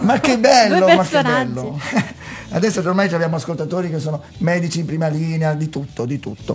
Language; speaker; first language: Italian; native; Italian